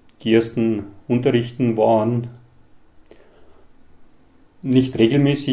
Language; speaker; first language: German; non-native, fluent; Russian